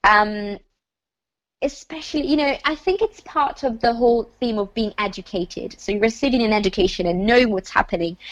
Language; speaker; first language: English; non-native, fluent; Italian